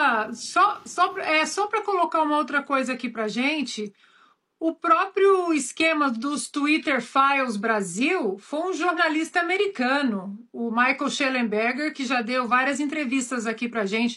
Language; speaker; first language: Portuguese; native; Portuguese